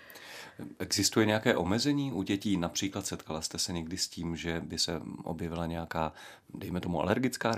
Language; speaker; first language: Czech; native; Czech